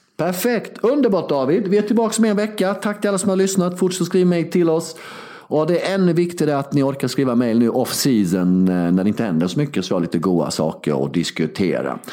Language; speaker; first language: Swedish; early bilingual, other home language; Serbian